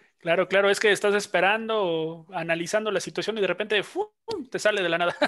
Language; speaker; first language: Spanish; native; Spanish